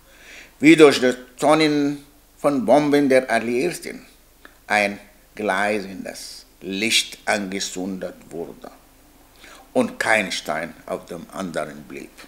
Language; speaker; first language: German; non-native, learner; Arabic